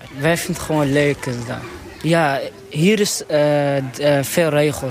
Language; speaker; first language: Dutch; early bilingual, other home language; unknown